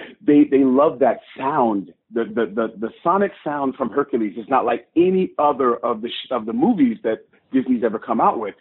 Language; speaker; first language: English; native; English